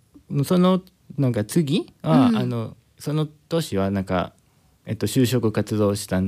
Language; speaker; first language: Japanese; non-native, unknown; Spanish